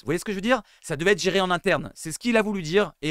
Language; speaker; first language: French; native; French